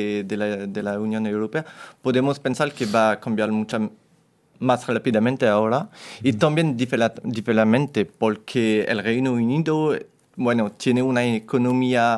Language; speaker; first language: Spanish; non-native, fluent; French